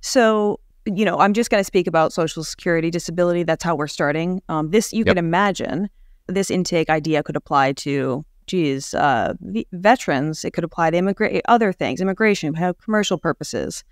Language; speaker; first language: English; native; English